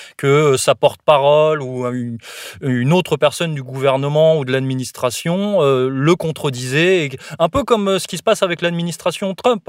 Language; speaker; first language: French; native; French